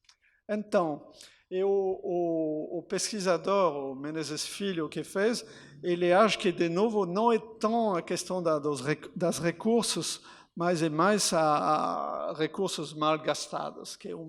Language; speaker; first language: Portuguese; non-native, fluent; French